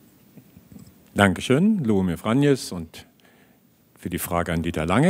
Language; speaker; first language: German; native; German